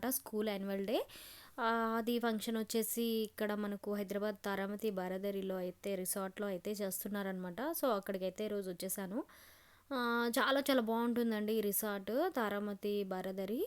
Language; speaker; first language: Telugu; native; Telugu